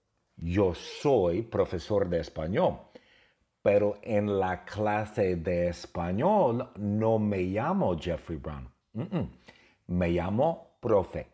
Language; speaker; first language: Spanish; non-native, fluent; English